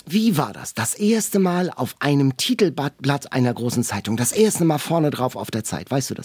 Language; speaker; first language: German; native; German